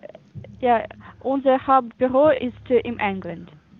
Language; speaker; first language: German; non-native, fluent; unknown